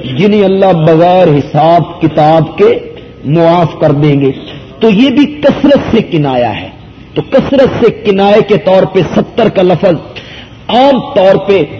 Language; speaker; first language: Urdu; non-native, local second language; Punjabi